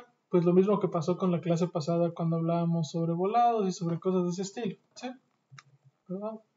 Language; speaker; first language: Spanish; native; Spanish